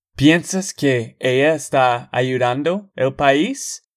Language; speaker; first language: Spanish; non-native, fluent; English